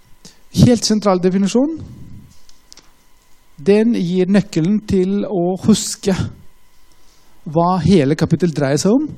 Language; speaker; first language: Norwegian; non-native, fluent; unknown